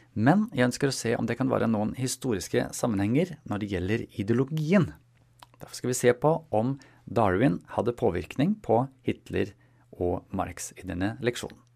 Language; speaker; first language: Norwegian; non-native, fluent; German